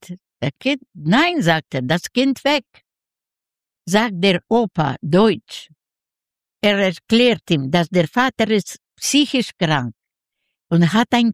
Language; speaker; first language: German; non-native, learner; Yiddish